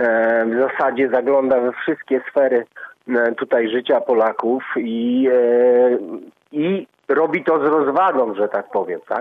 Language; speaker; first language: Polish; native; Polish